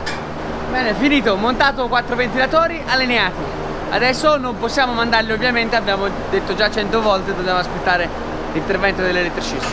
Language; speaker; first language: Italian; native; Italian